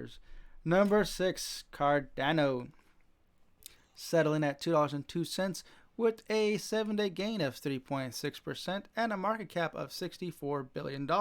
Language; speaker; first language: English; native; English